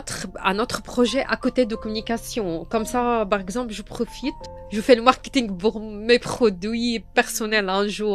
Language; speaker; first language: French; non-native, fluent; Arabic